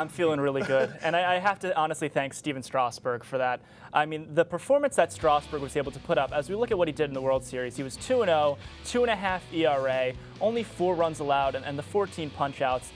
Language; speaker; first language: English; native; English